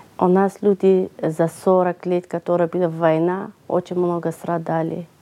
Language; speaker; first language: Russian; non-native, learner; Persian